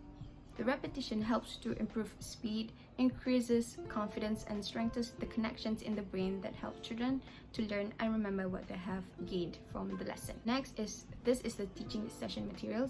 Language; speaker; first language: English; non-native, local second language; Malay